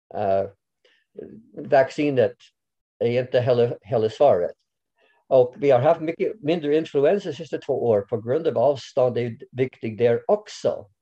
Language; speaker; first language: Swedish; non-native, fluent; English